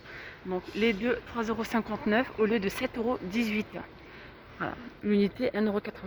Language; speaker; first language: French; native; French